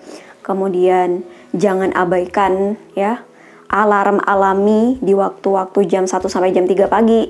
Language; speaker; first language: Indonesian; native; Indonesian